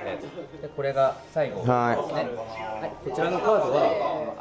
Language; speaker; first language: Japanese; native; Japanese